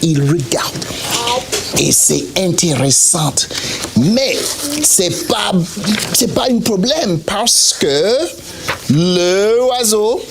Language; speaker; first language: French; non-native, fluent; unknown